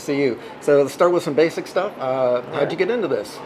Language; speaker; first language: English; native; English